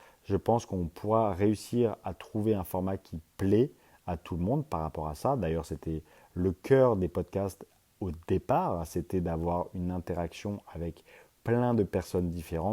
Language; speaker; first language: French; native; French